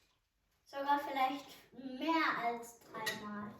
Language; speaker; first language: German; early bilingual, other home language; Marathi